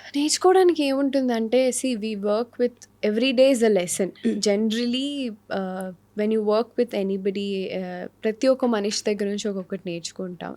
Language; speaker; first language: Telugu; native; Telugu